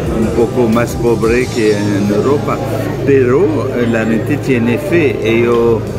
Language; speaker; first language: Spanish; non-native, learner; French